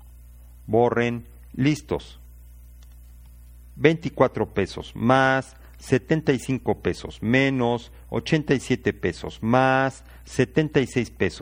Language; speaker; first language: Spanish; native; Spanish